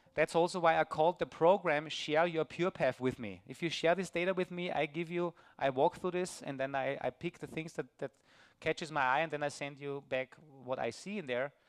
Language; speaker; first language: English; non-native, fluent; German